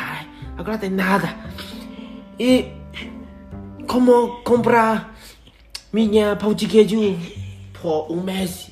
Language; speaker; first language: Portuguese; non-native, learner; Chinese